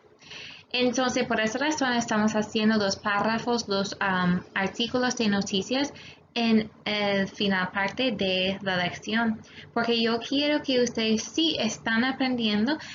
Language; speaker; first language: Spanish; non-native, fluent; English